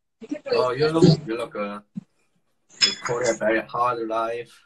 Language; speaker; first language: English; non-native, learner; Korean